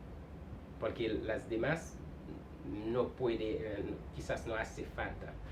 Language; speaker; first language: Spanish; non-native, fluent; Haitian Creole